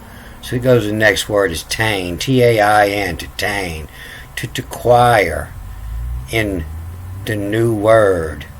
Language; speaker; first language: English; native; English